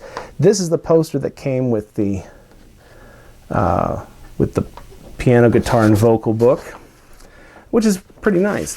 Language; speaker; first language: English; native; English